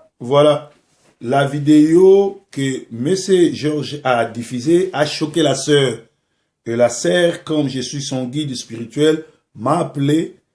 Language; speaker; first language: French; non-native, local second language; Lingala